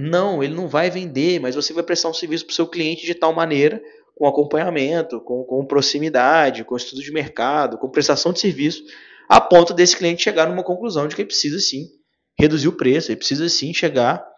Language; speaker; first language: Portuguese; native; Portuguese